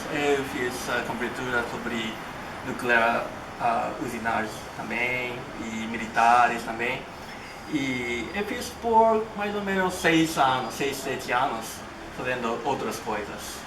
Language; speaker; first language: Portuguese; non-native, learner; Japanese